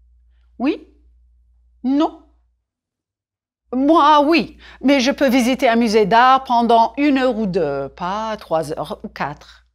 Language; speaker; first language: French; non-native, fluent; English